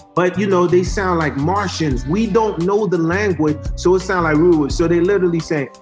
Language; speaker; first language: English; early bilingual, other home language; Haitian Creole